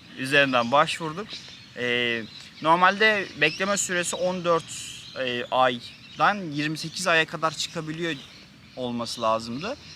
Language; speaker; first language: Turkish; native; Turkish